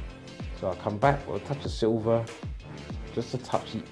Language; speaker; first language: English; native; English